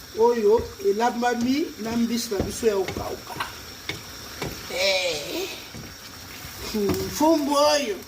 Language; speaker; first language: Lingala; native; Lingala